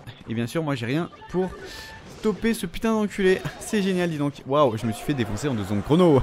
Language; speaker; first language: French; native; French